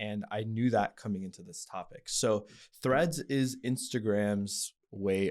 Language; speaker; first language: English; native; English